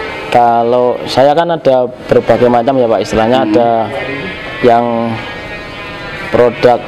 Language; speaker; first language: Indonesian; native; Indonesian